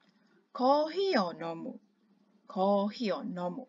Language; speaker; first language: Japanese; non-native, fluent; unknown